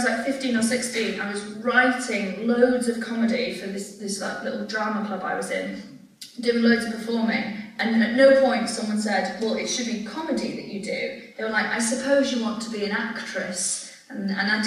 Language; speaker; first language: English; native; English